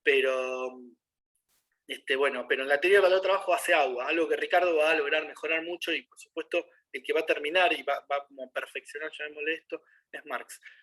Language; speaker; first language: Spanish; native; Spanish